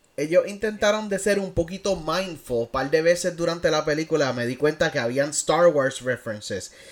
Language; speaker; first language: Spanish; early bilingual, heritage; Spanish